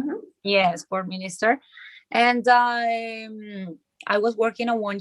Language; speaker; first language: English; non-native, learner; Spanish